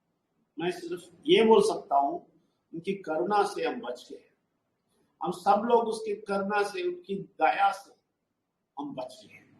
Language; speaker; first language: Hindi; non-native, local second language; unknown